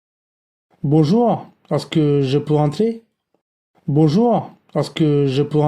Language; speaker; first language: French; non-native, fluent; Tamil